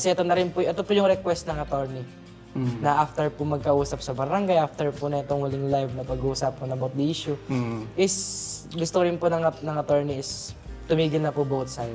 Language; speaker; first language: Filipino; native; Filipino